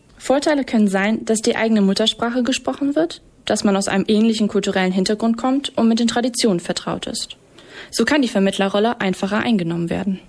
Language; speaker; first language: German; native; German